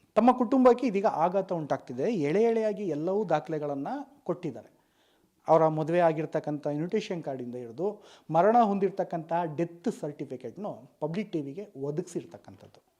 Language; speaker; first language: Kannada; native; Kannada